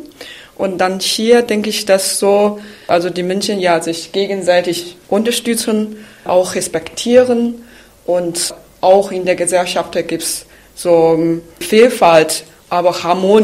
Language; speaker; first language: German; non-native, fluent; Chinese